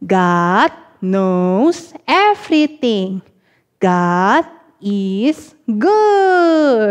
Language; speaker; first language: English; non-native, learner; Indonesian